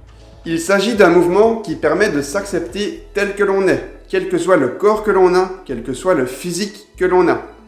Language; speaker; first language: French; native; French